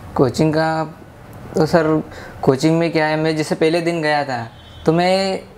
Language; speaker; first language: Hindi; native; Hindi